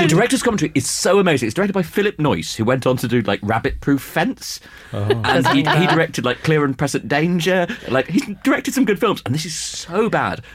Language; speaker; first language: English; early bilingual, other home language; Spanish